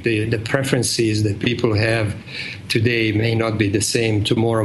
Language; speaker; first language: English; non-native, fluent; Bosnian